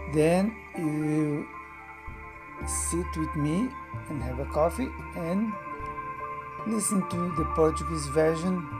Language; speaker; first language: English; non-native, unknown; Portuguese